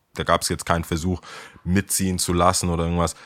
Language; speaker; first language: German; early bilingual, other home language; Akan